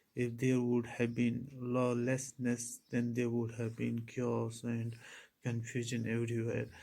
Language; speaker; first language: English; non-native, local second language; Urdu